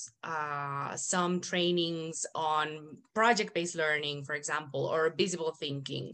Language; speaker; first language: English; non-native, fluent; Spanish